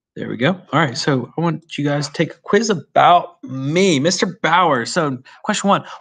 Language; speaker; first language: English; native; English